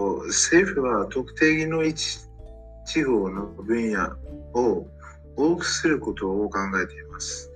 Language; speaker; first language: Japanese; non-native, learner; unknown